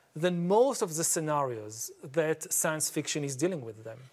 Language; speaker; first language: English; non-native, fluent; Hebrew